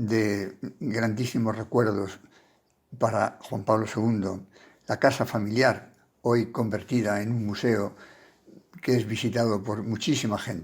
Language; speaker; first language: Spanish; native; Spanish